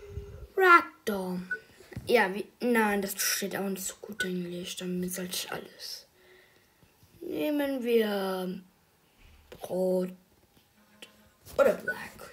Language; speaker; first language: German; early bilingual, other home language; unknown